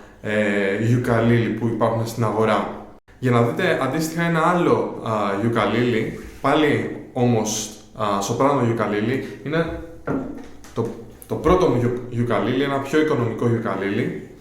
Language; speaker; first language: Greek; native; Greek